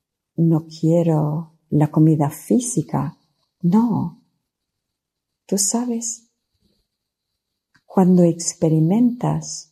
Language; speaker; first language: Spanish; non-native, fluent; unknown